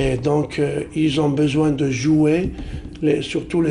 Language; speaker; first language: French; non-native, local second language; Arabic